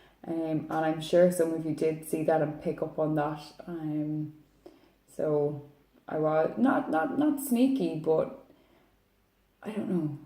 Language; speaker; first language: English; native; English